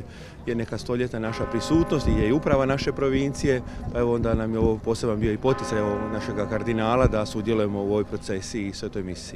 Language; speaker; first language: Croatian; native; Croatian